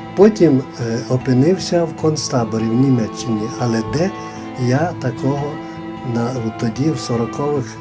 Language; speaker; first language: Ukrainian; native; Ukrainian